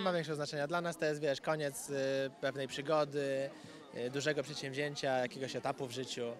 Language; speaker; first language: Polish; native; Polish